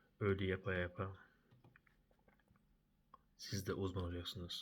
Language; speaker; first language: Turkish; early bilingual, heritage; Turkish